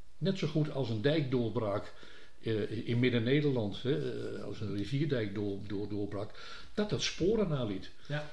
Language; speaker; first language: Dutch; native; Dutch